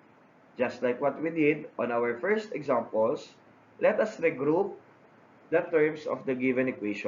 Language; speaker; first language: English; non-native, local second language; Filipino